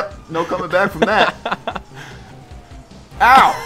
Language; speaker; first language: English; native; English